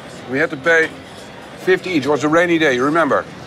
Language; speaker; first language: English; non-native, fluent; Dutch